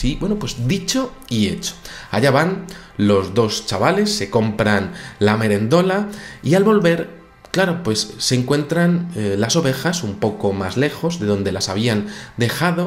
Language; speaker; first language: Spanish; native; Spanish